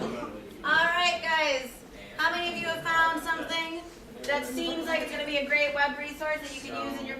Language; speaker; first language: English; native; English